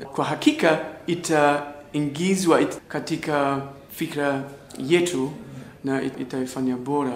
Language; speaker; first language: Swahili; non-native, fluent; German